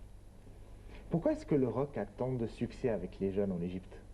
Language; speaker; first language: French; native; French